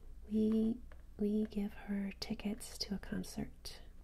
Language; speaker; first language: Italian; non-native, learner; English